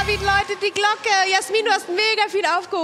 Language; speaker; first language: German; native; German